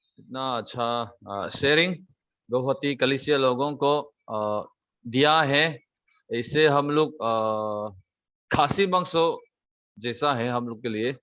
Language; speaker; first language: Hindi; non-native, local second language; Khasi